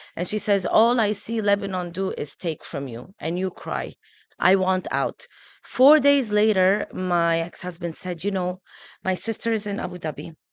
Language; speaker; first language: English; early bilingual, other home language; Arabic